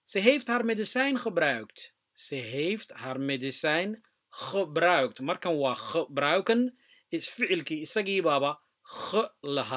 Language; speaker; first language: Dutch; non-native, fluent; Somali